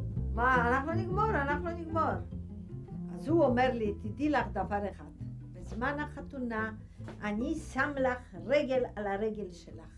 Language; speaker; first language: Hebrew; non-native, fluent; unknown